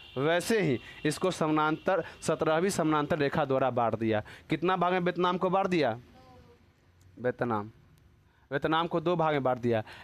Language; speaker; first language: Hindi; native; Hindi